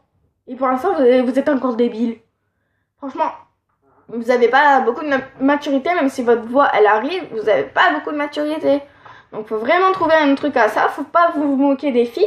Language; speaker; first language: French; native; French